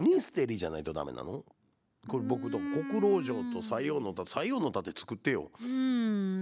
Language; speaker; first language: Japanese; native; Japanese